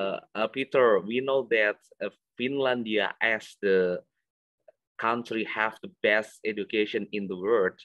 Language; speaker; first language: English; non-native, learner; Indonesian